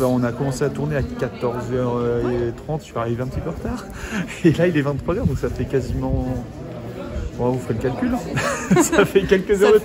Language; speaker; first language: French; native; French